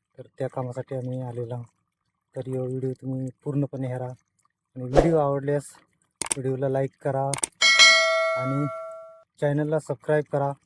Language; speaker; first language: Marathi; non-native, local second language; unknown